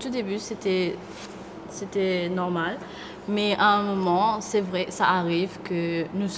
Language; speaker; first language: French; non-native, local second language; Morisyen